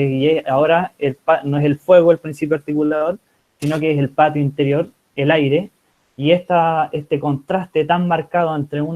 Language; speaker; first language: Spanish; native; Spanish